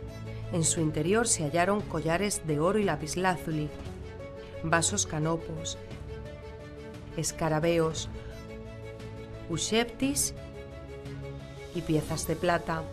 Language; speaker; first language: Spanish; native; Spanish